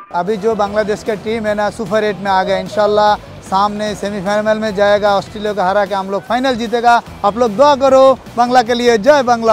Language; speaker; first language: Hindi; non-native, fluent; Bangla